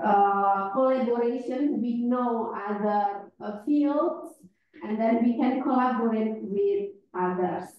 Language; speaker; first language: English; non-native, fluent; Indonesian